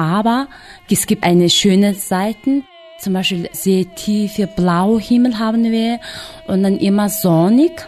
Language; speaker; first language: German; non-native, learner; Mongolian